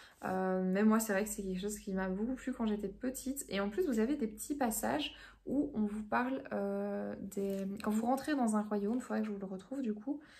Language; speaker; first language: French; native; French